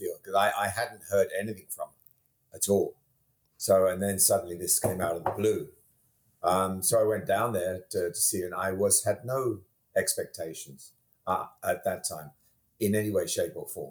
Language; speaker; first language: English; native; English